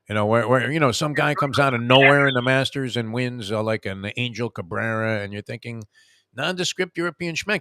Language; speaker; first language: English; native; English